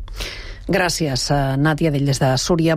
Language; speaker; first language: Catalan; native; Catalan